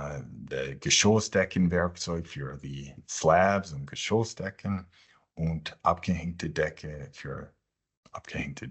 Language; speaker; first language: German; non-native, fluent; English